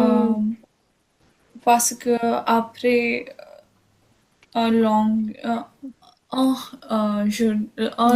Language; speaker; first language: French; non-native, learner; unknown